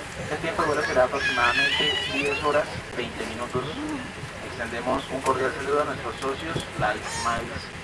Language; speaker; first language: Spanish; native; Spanish